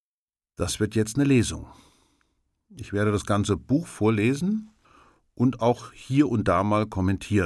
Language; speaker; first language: German; native; German